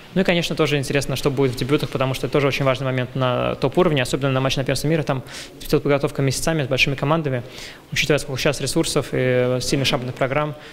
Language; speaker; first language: Russian; early bilingual, heritage; Russian